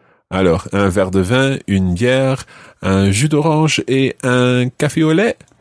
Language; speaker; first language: French; non-native, fluent; English